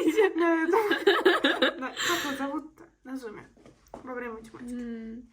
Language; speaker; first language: Russian; native; Russian